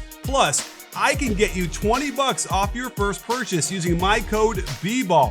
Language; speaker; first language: English; native; English